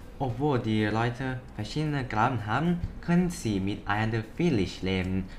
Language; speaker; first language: German; non-native, learner; Thai